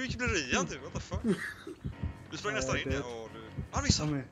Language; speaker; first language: Swedish; native; Swedish